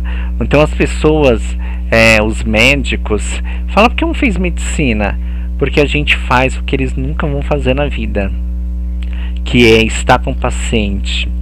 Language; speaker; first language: Portuguese; native; Portuguese